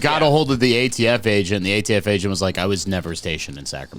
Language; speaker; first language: English; native; English